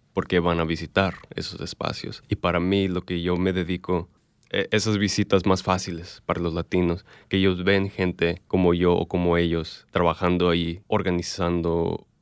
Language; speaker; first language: Spanish; early bilingual, other home language; English